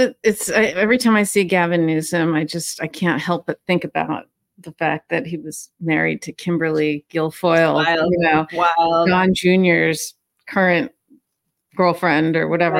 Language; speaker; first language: English; native; English